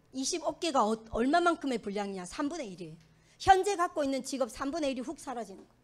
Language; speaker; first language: Korean; native; Korean